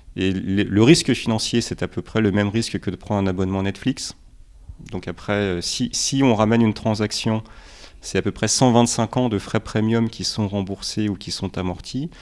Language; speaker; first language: French; early bilingual, other home language; Romanian